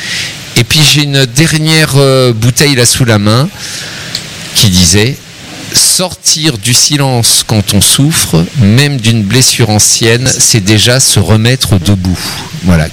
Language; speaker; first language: French; native; French